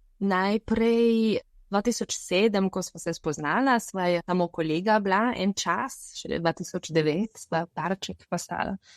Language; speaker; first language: Slovenian; non-native, fluent; Bulgarian